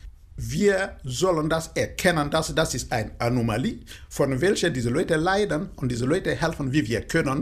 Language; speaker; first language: German; non-native, fluent; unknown